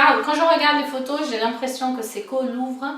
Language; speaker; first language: French; non-native, fluent; Portuguese